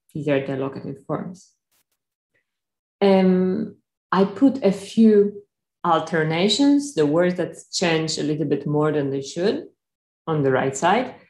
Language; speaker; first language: English; non-native, fluent; Polish